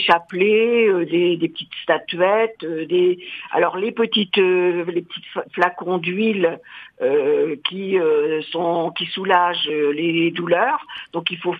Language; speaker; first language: French; native; French